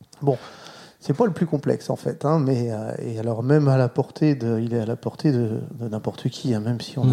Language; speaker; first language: French; native; French